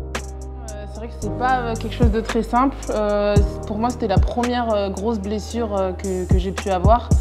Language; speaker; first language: French; native; French